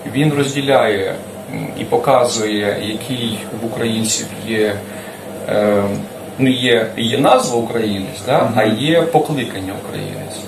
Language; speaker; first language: Ukrainian; non-native, local second language; Russian